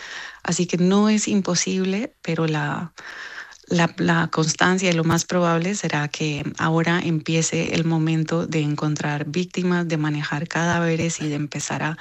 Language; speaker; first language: Spanish; native; Spanish